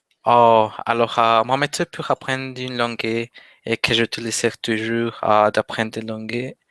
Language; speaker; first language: French; non-native, learner; Spanish